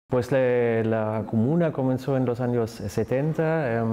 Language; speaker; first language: Spanish; non-native, fluent; German